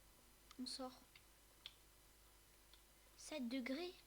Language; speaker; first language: French; native; French